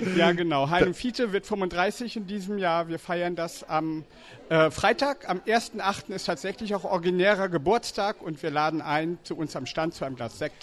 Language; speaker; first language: German; native; German